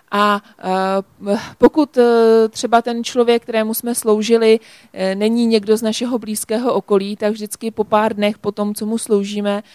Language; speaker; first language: Czech; native; Czech